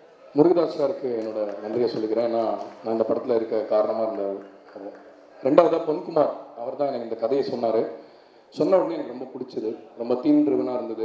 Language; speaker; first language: Tamil; native; Tamil